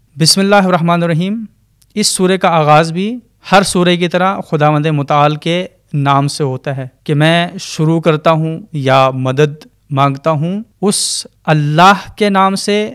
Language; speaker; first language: Urdu; native; Urdu